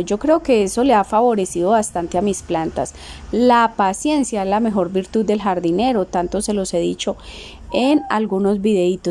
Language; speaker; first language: Spanish; native; Spanish